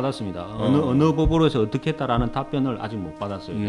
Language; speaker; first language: Korean; native; Korean